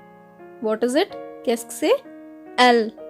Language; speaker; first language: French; non-native, fluent; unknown